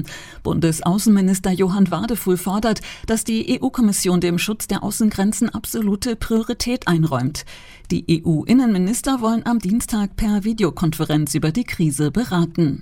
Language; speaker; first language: German; native; German